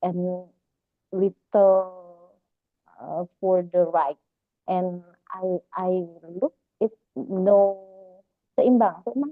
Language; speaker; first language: English; non-native, learner; Indonesian